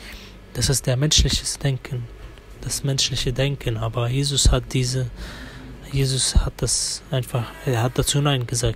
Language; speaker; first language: German; non-native, fluent; Arabic